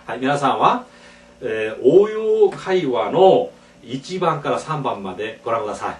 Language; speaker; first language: Japanese; non-native, fluent; Korean